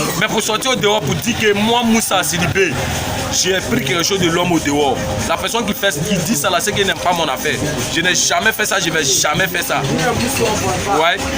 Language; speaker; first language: French; non-native, local second language; Bambara